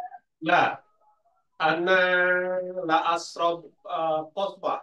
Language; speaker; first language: Arabic; non-native, learner; Indonesian